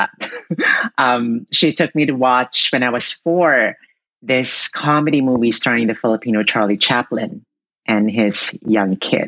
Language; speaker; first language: English; non-native, local second language; Cebuano